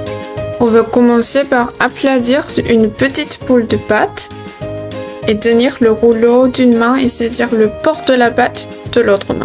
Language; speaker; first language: French; non-native, fluent; Chinese